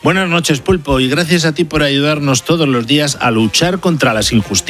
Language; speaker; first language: Spanish; native; Spanish